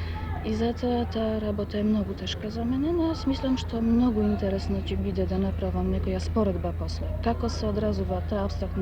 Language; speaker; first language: Macedonian; non-native, fluent; Polish